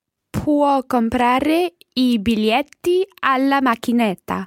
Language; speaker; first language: Italian; non-native, fluent; English